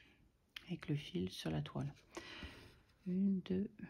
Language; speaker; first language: French; native; French